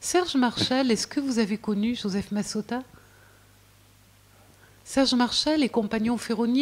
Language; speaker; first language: French; native; French